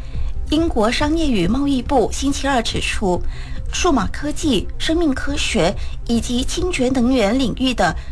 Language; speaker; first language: Chinese; native; Chinese